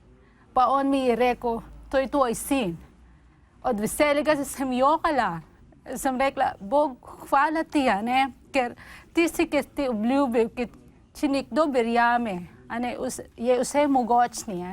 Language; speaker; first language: Slovenian; non-native, learner; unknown